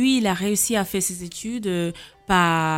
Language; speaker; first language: French; non-native, fluent; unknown